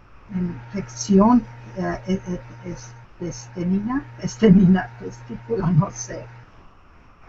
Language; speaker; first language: Spanish; non-native, learner; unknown